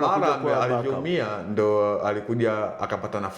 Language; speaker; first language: Swahili; native; Swahili